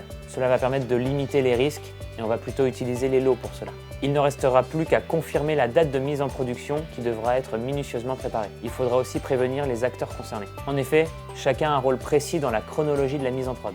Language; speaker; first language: French; native; French